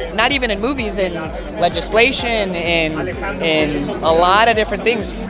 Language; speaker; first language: English; native; English